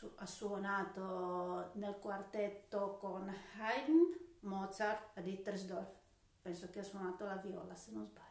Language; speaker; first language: Italian; non-native, fluent; Czech